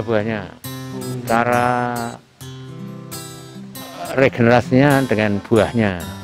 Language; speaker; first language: Indonesian; native; Indonesian